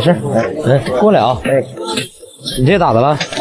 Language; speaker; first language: Chinese; native; Chinese